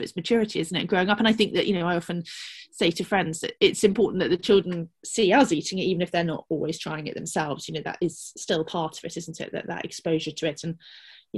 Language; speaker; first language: English; native; English